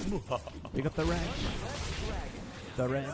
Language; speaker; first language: English; native; English